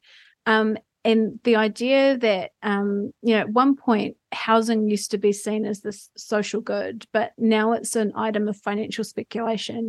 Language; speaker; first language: English; native; English